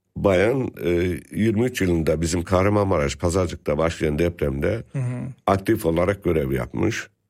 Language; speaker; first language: Turkish; native; Turkish